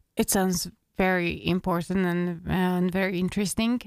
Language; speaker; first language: English; non-native, fluent; Slovak